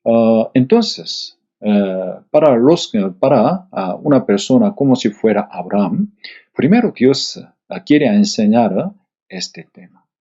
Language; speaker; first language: Spanish; non-native, fluent; Korean